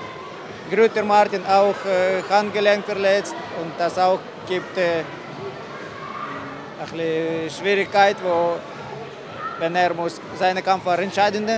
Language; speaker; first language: German; non-native, learner; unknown